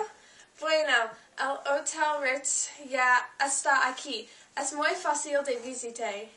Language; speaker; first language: Spanish; non-native, learner; English